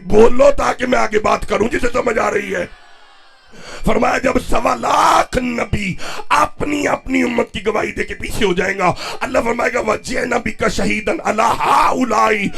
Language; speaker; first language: Urdu; non-native, local second language; Punjabi